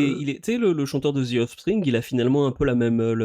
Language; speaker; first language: French; native; French